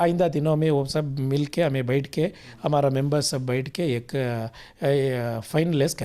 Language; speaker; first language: Hindi; non-native, local second language; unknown